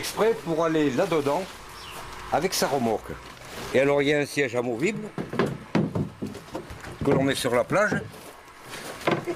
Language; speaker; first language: French; native; French